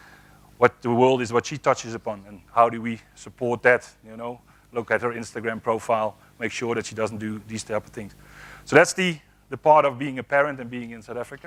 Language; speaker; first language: English; non-native, fluent; Dutch